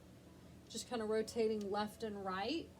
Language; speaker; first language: English; native; English